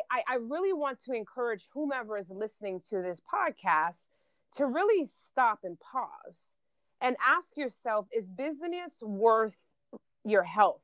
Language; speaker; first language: English; native; English